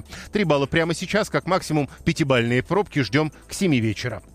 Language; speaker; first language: Russian; native; Russian